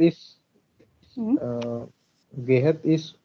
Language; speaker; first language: German; non-native, learner; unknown